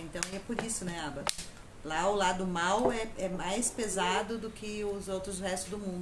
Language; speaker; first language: Portuguese; native; Portuguese